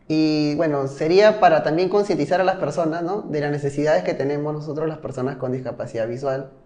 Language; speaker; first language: Spanish; native; Spanish